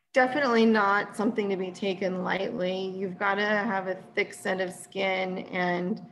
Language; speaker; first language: English; native; English